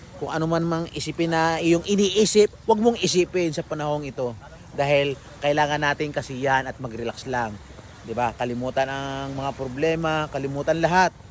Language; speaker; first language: Filipino; native; Filipino